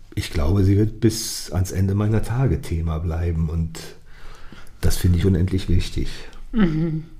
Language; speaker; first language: German; native; German